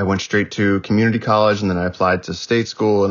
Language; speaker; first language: English; native; English